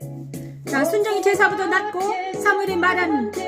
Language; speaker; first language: Korean; native; Korean